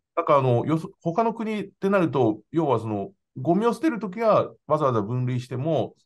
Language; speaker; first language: Japanese; non-native, fluent; Chinese